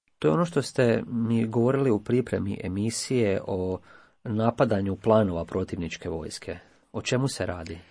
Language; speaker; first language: Croatian; native; Croatian